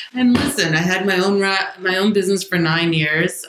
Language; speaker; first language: English; native; English